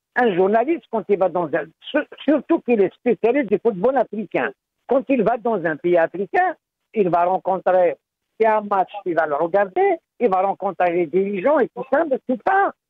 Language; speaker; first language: French; non-native, local second language; Kabyle